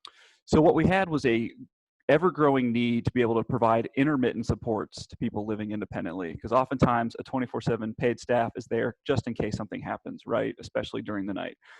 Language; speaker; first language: English; native; English